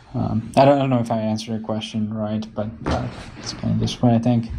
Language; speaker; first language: English; non-native, fluent; Hungarian